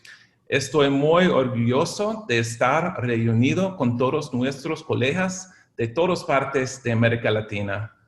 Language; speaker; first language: Spanish; non-native, fluent; English